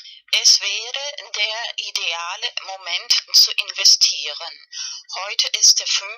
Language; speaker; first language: German; non-native, fluent; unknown